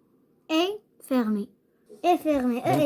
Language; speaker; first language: French; non-native, local second language; Arabic